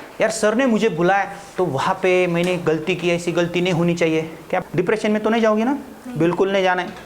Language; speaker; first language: Hindi; non-native, local second language; Marathi